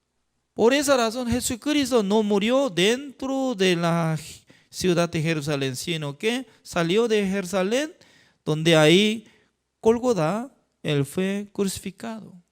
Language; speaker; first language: Spanish; non-native, fluent; Korean